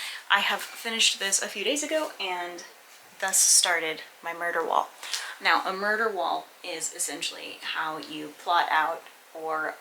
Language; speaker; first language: English; native; English